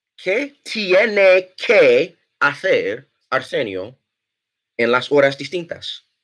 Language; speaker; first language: Spanish; non-native, fluent; English